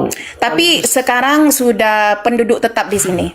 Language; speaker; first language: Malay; non-native, local second language; Madurese